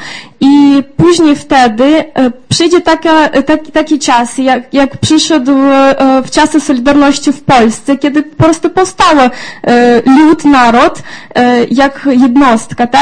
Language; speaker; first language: Polish; non-native, fluent; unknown